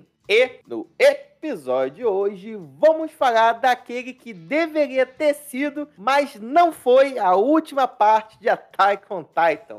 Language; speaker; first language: Portuguese; native; Portuguese